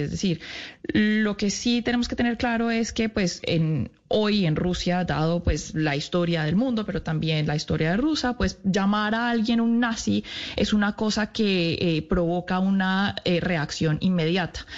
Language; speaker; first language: Spanish; native; Spanish